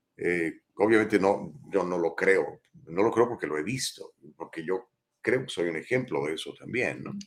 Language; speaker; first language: Spanish; native; Spanish